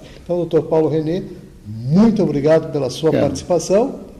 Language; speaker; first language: Portuguese; native; Portuguese